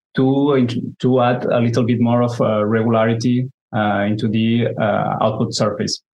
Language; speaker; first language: English; non-native, fluent; Spanish